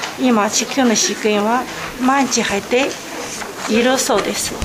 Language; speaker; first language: Japanese; non-native, learner; Chinese